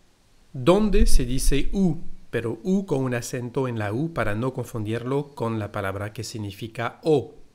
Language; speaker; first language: Spanish; non-native, fluent; French